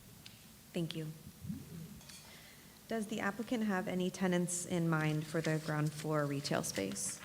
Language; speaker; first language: English; native; English